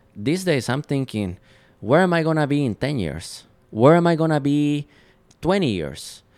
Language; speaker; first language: English; non-native, fluent; Spanish